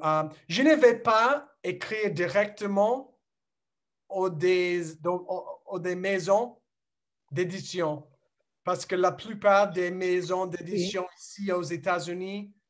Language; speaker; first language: French; non-native, learner; English